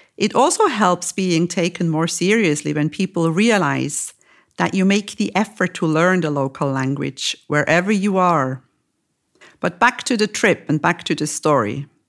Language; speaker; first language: English; non-native, fluent; German